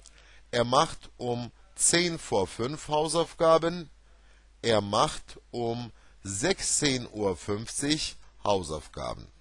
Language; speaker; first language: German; non-native, fluent; Turkish